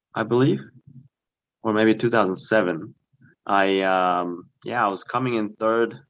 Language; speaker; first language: English; early bilingual, other home language; Korean